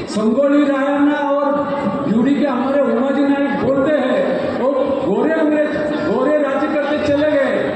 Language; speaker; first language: Hindi; non-native, local second language; Kannada